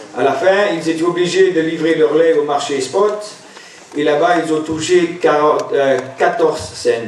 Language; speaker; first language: French; non-native, local second language; German